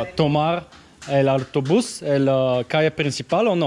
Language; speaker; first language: Spanish; non-native, learner; Bulgarian